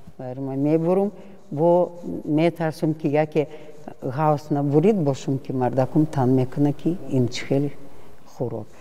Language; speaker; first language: Tajik; non-native, fluent; Russian